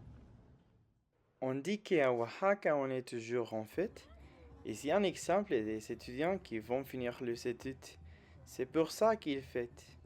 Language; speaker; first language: French; non-native, fluent; Spanish